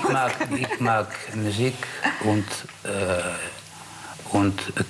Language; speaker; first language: German; non-native, learner; Russian